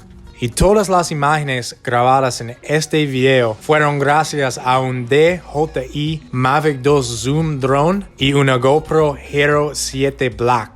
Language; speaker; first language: Spanish; non-native, fluent; English